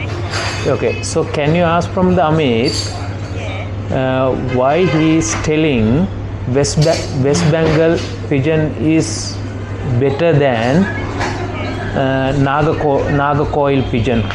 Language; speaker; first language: English; non-native, fluent; Sinhala